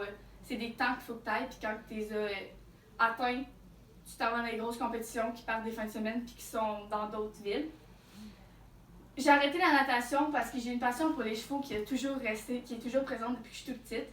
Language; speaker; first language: French; native; French